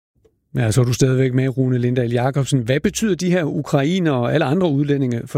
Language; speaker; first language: Danish; native; Danish